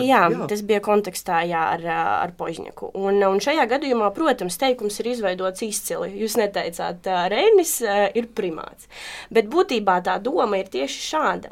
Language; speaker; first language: Latvian; non-native, local second language; Russian